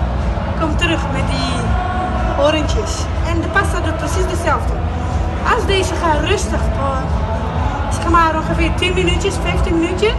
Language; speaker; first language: Dutch; non-native, learner; Italian